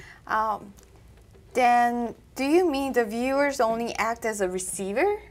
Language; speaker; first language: English; non-native, fluent; Korean